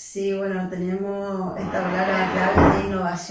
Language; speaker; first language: Spanish; native; Spanish